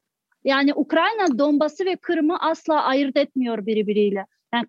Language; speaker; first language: Turkish; non-native, fluent; Crimean Tatar